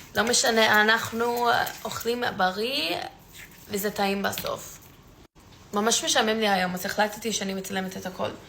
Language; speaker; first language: Hebrew; early bilingual, other home language; English